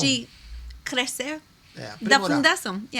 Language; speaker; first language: Portuguese; non-native, learner; English